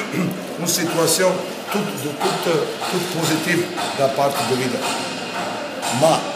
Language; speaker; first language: French; non-native, learner; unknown